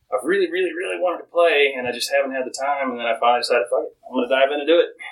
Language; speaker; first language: English; native; English